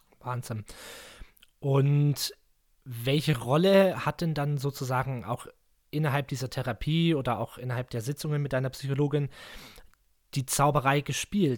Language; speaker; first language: German; native; German